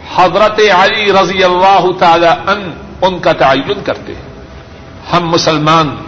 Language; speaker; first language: Urdu; non-native, local second language; Punjabi